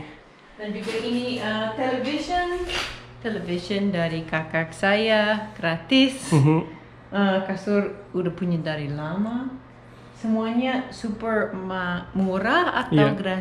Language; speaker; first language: Indonesian; non-native, learner; English